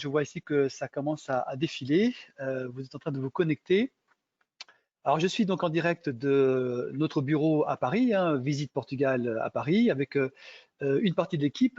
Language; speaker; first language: French; native; French